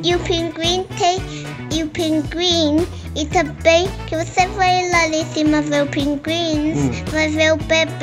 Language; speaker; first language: Portuguese; early bilingual, heritage; Portuguese